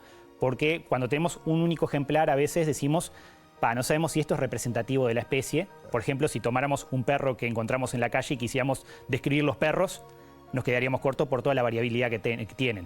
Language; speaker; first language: Spanish; native; Spanish